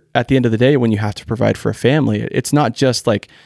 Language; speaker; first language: English; native; English